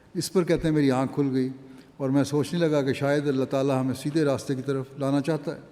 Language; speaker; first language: Urdu; native; Urdu